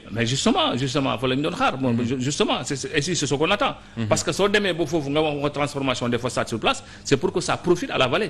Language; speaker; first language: Wolof; non-native, local second language; Fula